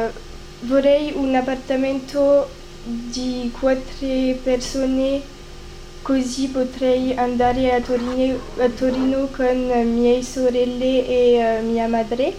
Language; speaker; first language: Italian; non-native, learner; French